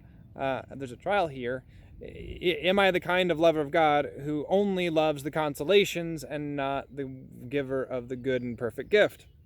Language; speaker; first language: English; native; English